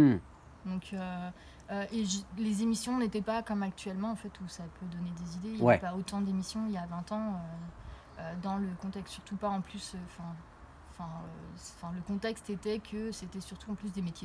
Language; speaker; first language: French; native; French